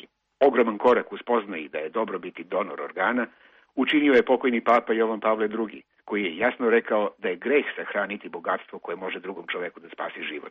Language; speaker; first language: Croatian; native; Croatian